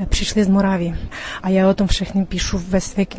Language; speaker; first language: Czech; early bilingual, heritage; Czech